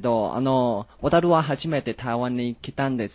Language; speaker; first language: Japanese; non-native, learner; Chinese